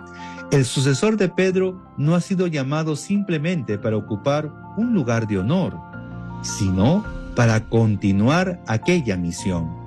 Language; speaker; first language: Spanish; native; Spanish